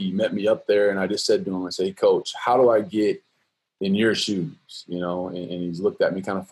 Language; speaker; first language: English; native; English